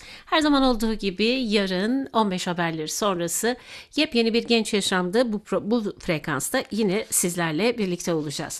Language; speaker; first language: Turkish; native; Turkish